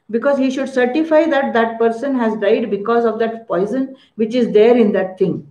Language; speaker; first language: English; non-native, local second language; Kannada